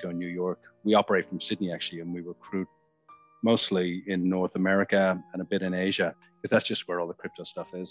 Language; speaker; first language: English; native; English